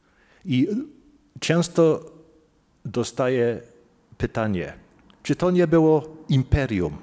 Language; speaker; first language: Polish; non-native, fluent; English